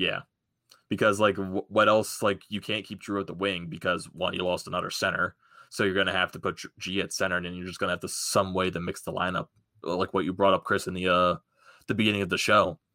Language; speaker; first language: English; native; English